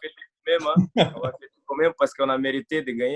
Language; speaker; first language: French; non-native, fluent; Portuguese